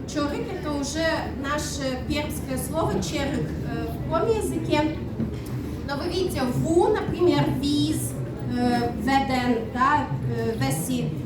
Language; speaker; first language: Russian; non-native, local second language; Udmurt